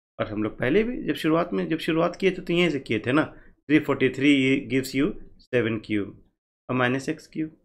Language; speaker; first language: Hindi; native; Hindi